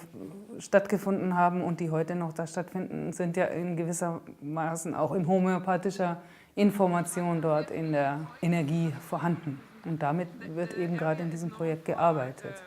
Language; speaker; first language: German; native; German